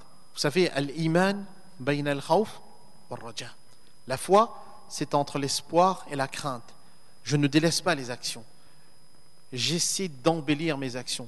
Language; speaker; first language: French; native; French